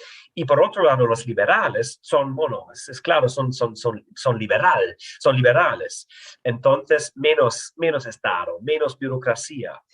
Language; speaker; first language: Spanish; non-native, fluent; German